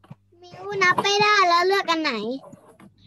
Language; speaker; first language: English; non-native, learner; Thai